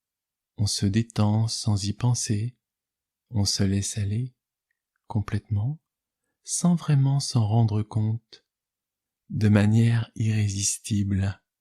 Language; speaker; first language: French; native; French